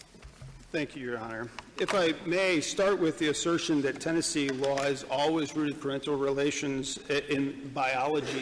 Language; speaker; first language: English; native; English